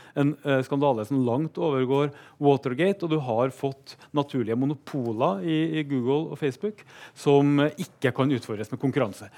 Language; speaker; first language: Norwegian; native; Norwegian